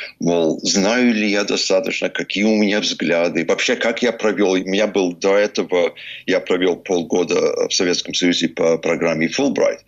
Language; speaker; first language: Russian; early bilingual, heritage; Russian